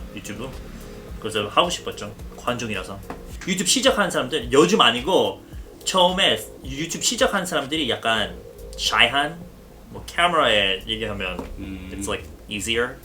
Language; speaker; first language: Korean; early bilingual, heritage; Korean